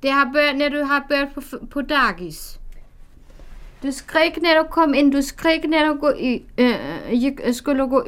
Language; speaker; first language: Swedish; non-native, fluent; German